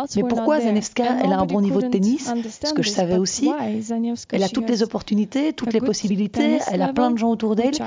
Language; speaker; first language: French; non-native, fluent; Ukrainian